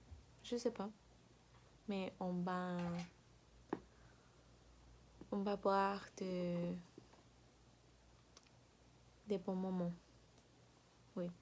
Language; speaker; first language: French; non-native, learner; Spanish